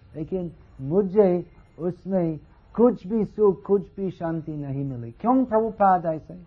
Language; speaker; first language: Hindi; non-native, fluent; English